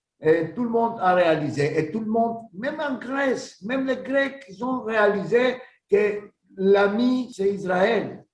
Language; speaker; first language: French; non-native, learner; Greek